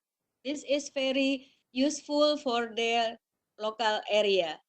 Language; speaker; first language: English; non-native, learner; Indonesian